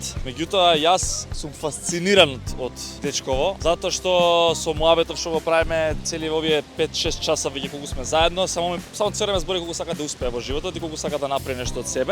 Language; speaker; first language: Macedonian; native; Macedonian